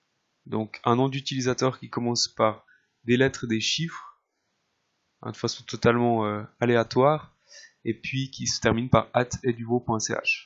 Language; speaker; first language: French; native; French